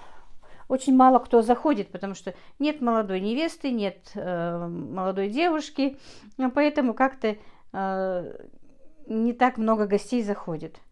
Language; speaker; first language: Russian; non-native, local second language; Chechen